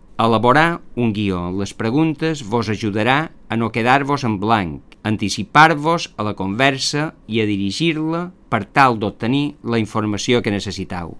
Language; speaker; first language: Catalan; native; Catalan